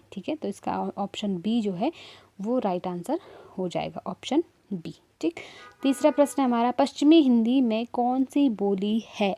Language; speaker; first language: Hindi; native; Hindi